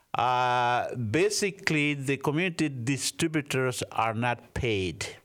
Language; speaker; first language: English; non-native, fluent; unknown